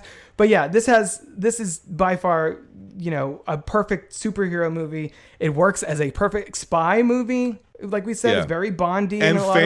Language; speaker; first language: English; native; English